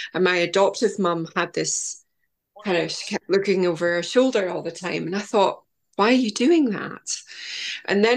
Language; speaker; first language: English; native; English